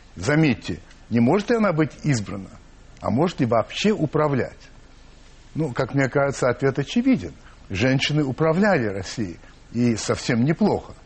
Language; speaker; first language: Russian; early bilingual, heritage; English